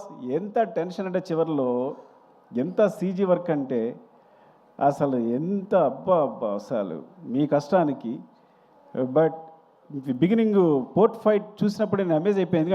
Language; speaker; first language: Telugu; native; Telugu